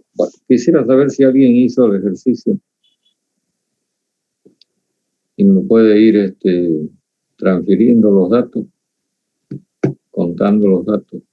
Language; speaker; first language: Spanish; native; Spanish